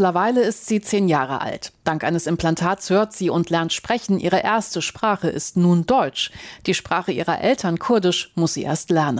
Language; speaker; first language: German; native; German